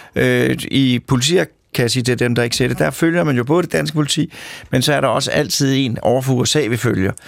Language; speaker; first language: Danish; native; Danish